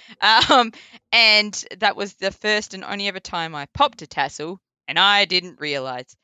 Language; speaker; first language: English; native; English